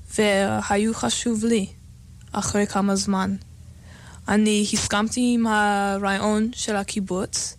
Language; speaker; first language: Hebrew; non-native, learner; English